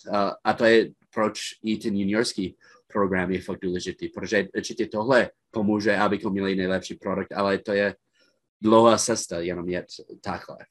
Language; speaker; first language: Czech; non-native, fluent; English